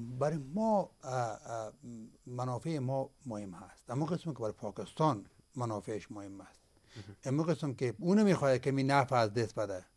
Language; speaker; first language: Persian; native; Persian